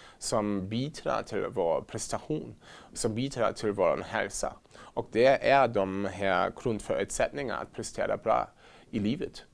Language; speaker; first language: Swedish; non-native, learner; German